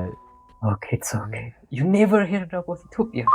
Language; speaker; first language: English; non-native, learner; Amharic